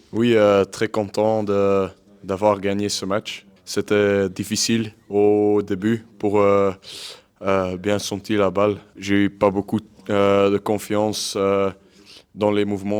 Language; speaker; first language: French; non-native, local second language; Dutch